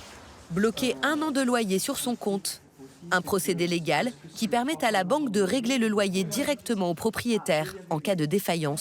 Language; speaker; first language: French; native; French